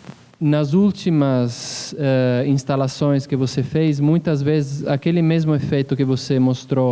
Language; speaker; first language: Portuguese; non-native, fluent; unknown